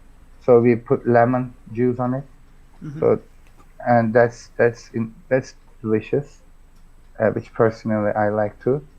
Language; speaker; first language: English; non-native, fluent; Turkish